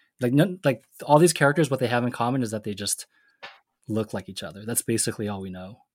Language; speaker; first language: English; native; English